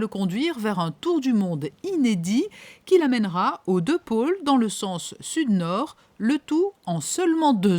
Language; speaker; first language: French; native; French